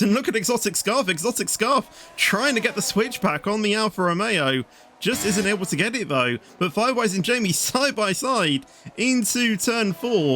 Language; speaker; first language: English; native; English